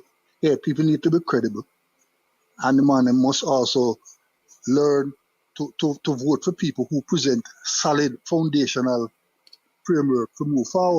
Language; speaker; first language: English; non-native, local second language; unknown